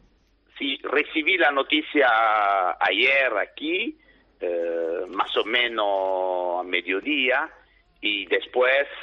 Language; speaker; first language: Spanish; non-native, fluent; Italian